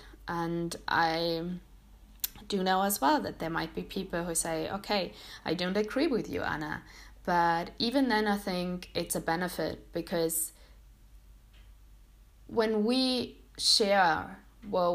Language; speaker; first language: English; non-native, fluent; German